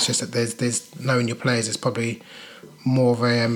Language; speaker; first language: English; native; English